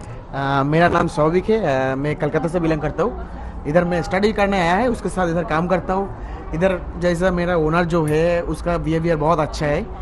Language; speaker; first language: Hindi; non-native, local second language; Bangla